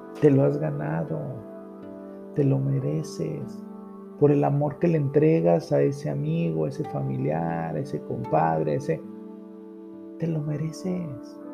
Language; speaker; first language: Spanish; native; Spanish